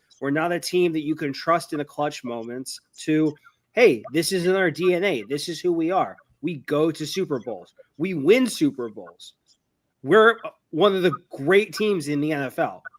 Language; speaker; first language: English; native; English